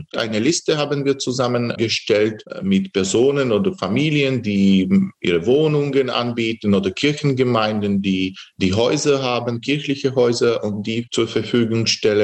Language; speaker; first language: German; non-native, fluent; Slovak